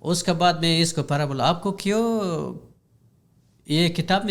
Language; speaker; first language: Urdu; non-native, learner; Hazaragi